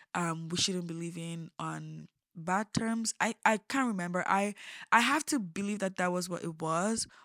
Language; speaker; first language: English; non-native, local second language; Yoruba